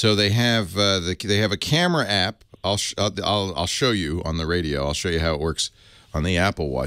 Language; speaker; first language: English; native; English